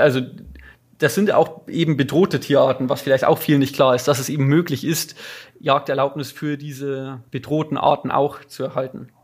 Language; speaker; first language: German; native; German